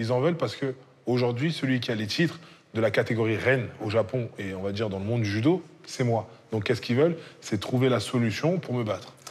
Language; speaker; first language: French; native; French